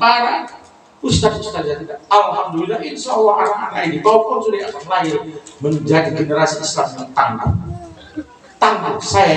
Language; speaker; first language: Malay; non-native, local second language; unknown